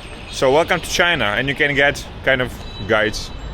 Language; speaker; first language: English; non-native, learner; Ukrainian